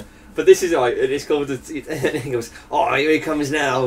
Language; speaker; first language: English; native; English